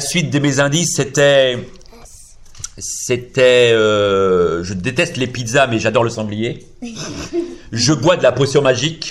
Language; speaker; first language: French; native; French